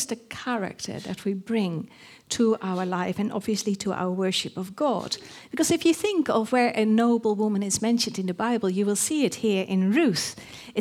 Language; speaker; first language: English; non-native, fluent; Dutch